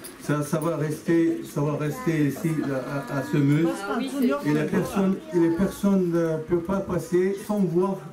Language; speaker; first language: French; non-native, fluent; Chechen